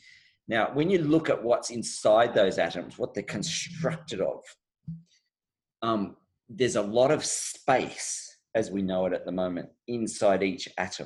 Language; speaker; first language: English; native; English